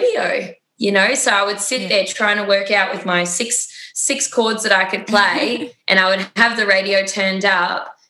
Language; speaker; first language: English; native; English